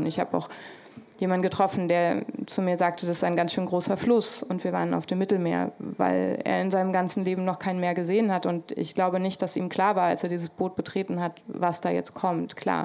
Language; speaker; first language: German; native; German